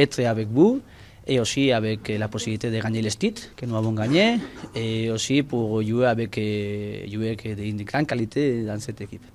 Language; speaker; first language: French; non-native, learner; Spanish